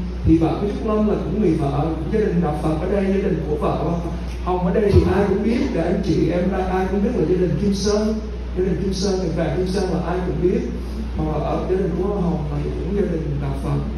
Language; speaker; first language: Vietnamese; early bilingual, heritage; Vietnamese